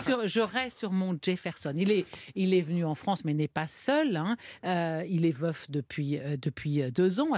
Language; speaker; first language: French; native; French